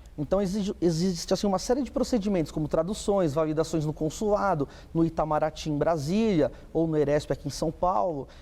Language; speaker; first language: Portuguese; native; Portuguese